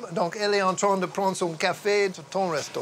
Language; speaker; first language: French; non-native, fluent; English